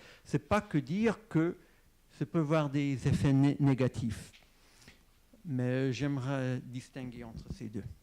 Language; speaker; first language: French; non-native, fluent; English